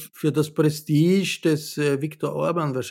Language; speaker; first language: German; native; German